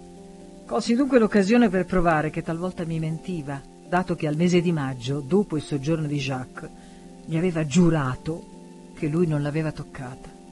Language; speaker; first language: Italian; native; Italian